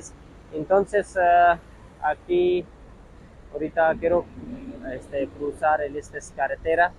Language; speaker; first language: Spanish; non-native, learner; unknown